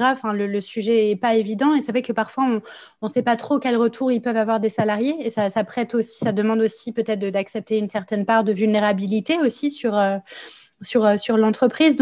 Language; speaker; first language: French; native; French